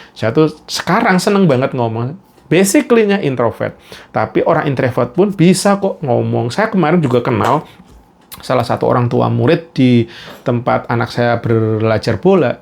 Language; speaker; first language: Indonesian; native; Indonesian